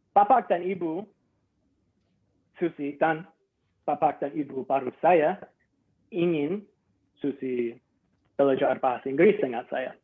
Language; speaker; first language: Indonesian; non-native, fluent; English